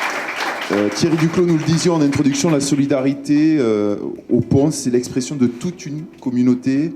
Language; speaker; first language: French; native; French